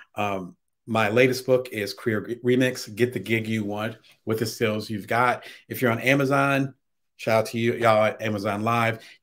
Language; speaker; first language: English; native; English